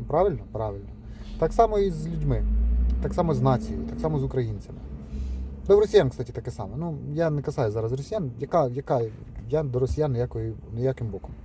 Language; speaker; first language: Ukrainian; non-native, local second language; Russian